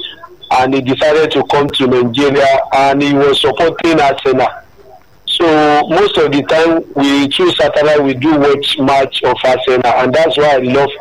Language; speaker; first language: English; non-native, local second language; Yoruba